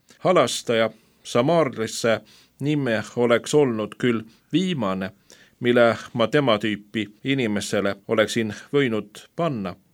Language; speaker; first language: Estonian; non-native, fluent; Swedish